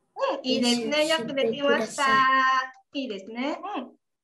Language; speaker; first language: Japanese; non-native, fluent; Vietnamese